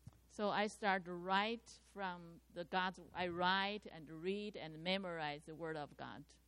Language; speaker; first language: English; non-native, learner; Chinese